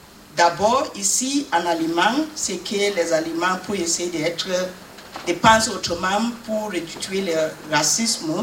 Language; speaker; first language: French; non-native, learner; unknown